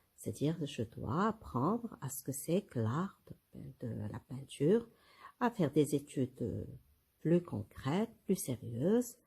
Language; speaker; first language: French; non-native, local second language; Arabic